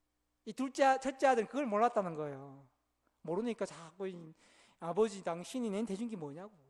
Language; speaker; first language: Korean; native; Korean